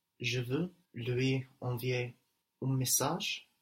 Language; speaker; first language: French; non-native, learner; English